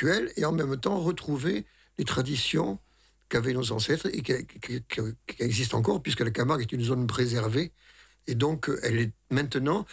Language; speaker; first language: French; native; French